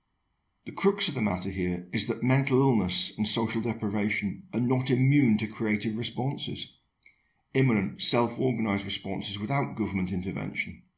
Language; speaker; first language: English; native; English